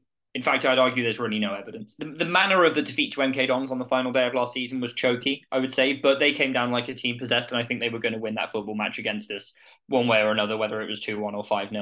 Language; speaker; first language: English; native; English